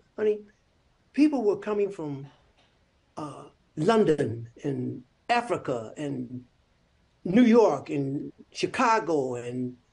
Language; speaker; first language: English; native; English